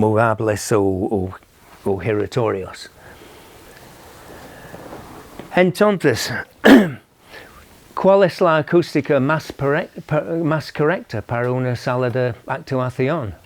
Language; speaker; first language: Spanish; non-native, fluent; English